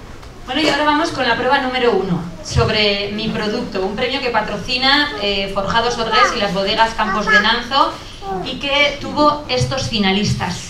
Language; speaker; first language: Spanish; native; Spanish